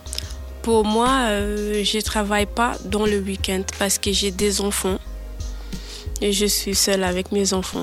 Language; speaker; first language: French; non-native, learner; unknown